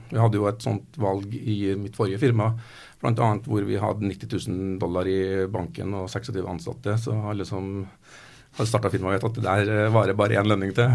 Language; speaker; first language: Norwegian; native; Norwegian